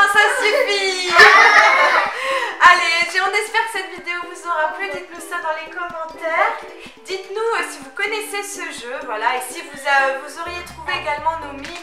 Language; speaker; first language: French; native; French